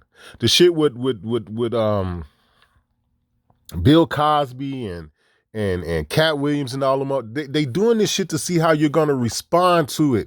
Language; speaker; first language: English; native; English